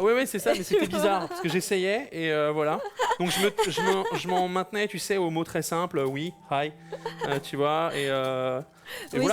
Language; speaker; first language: French; native; French